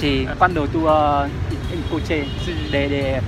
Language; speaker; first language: Spanish; non-native, learner; Vietnamese